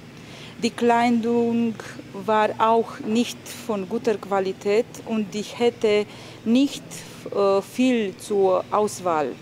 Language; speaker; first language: German; non-native, learner; Romanian